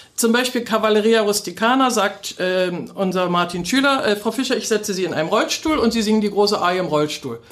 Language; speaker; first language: German; native; German